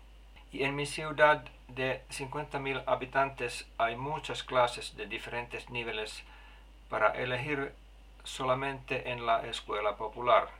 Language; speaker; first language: Spanish; non-native, learner; Finnish